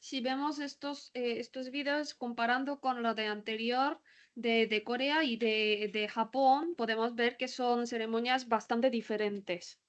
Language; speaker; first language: Spanish; non-native, learner; Korean